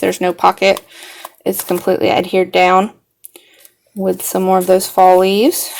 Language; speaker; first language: English; native; English